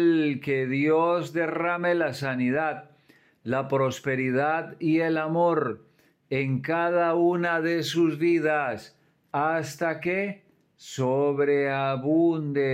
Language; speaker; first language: Spanish; native; Spanish